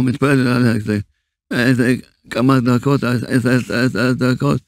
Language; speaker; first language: Hebrew; early bilingual, other home language; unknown